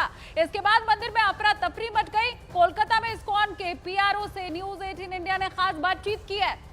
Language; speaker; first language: Hindi; native; Hindi